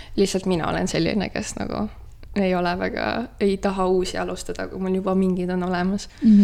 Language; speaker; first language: Estonian; native; Estonian